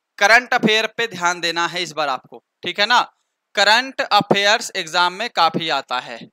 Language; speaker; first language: Hindi; native; Hindi